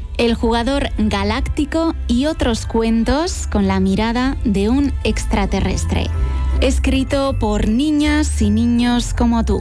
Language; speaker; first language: Spanish; native; Spanish